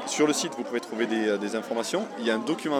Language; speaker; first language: French; native; French